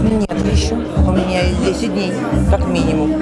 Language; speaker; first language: Russian; native; Russian